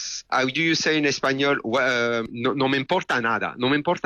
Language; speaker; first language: Spanish; non-native, fluent; French